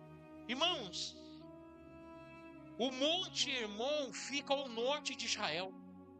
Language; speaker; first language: Portuguese; native; Portuguese